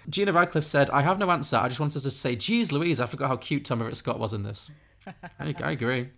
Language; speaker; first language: English; native; English